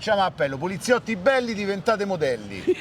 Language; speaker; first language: Italian; native; Italian